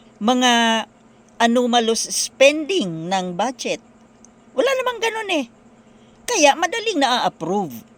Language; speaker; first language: Filipino; non-native, local second language; Bikol